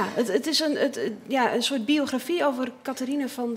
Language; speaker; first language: Dutch; native; Dutch